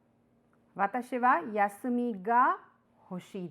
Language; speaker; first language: Japanese; non-native, fluent; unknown